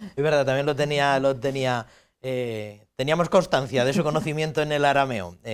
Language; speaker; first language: Spanish; native; Spanish